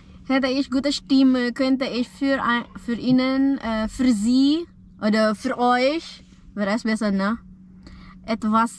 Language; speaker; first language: German; non-native, learner; Indonesian